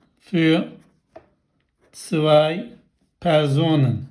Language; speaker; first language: German; non-native, fluent; Turkish